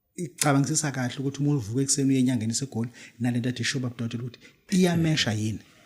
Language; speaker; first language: Zulu; native; Zulu